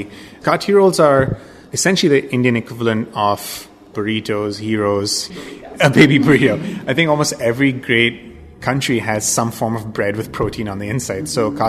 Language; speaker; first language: English; non-native, local second language; Bangla